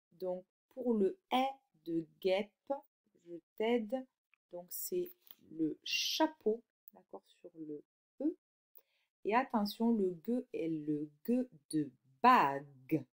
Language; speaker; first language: French; native; French